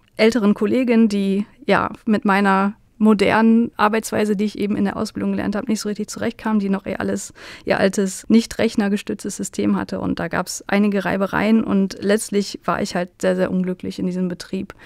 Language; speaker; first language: German; native; German